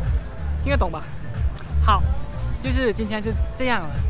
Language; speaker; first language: Chinese; non-native, learner; Thai